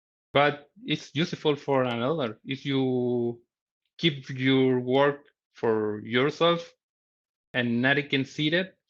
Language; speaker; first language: English; non-native, learner; Spanish